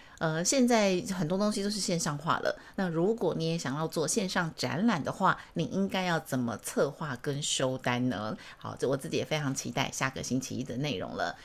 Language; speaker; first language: Chinese; native; Chinese